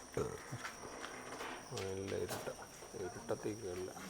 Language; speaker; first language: Malayalam; native; Malayalam